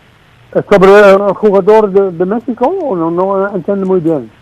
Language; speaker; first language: Spanish; non-native, fluent; Dutch